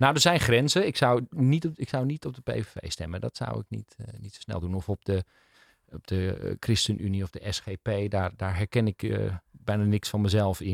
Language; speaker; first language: Dutch; native; Dutch